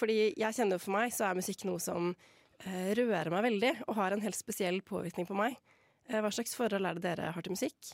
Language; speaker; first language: Norwegian; native; Norwegian